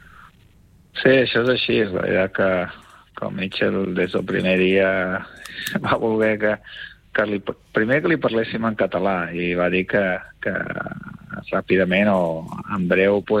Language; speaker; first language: Catalan; native; Catalan